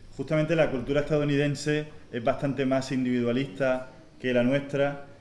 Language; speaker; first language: Spanish; native; Spanish